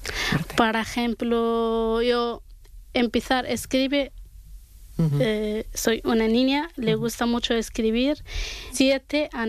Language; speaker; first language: Spanish; non-native, learner; Arabic